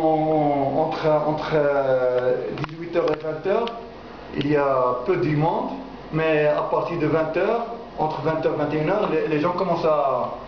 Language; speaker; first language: French; non-native, local second language; Arabic